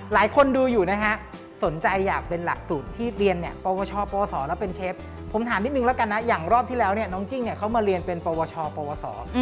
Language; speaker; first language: Thai; native; Thai